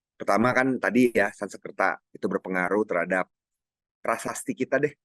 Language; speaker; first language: Indonesian; non-native, local second language; Minangkabau